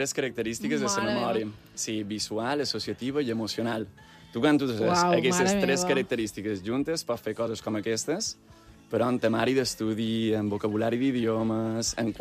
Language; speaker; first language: Catalan; native; Catalan